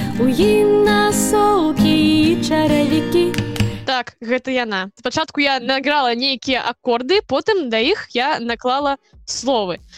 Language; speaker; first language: Belarusian; non-native, local second language; Russian